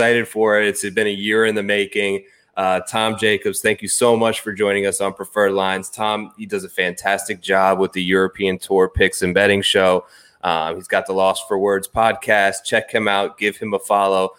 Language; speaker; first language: English; native; English